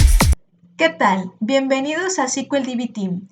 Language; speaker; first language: Spanish; native; Spanish